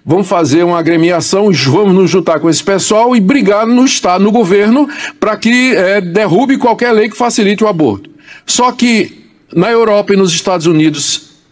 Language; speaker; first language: Portuguese; native; Portuguese